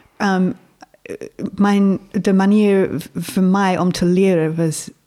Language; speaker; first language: Dutch; non-native, fluent; English